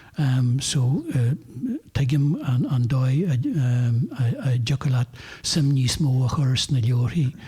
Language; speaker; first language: Irish; non-native, local second language; English